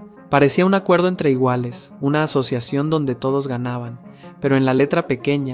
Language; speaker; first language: Spanish; native; Spanish